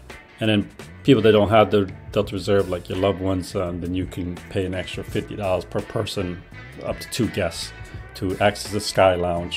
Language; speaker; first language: English; native; English